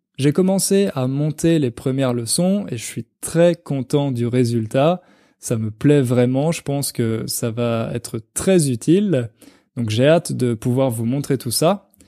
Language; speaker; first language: French; native; French